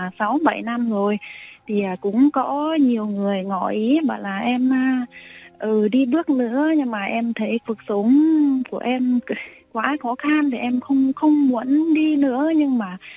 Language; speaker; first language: Vietnamese; non-native, local second language; Iu Mien